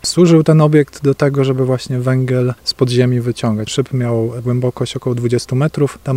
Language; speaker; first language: Polish; native; Polish